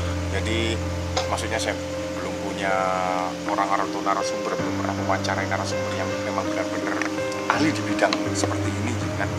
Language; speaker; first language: Indonesian; native; Indonesian